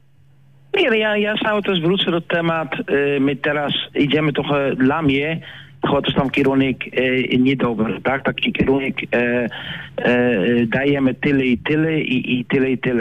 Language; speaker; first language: Polish; non-native, learner; Dutch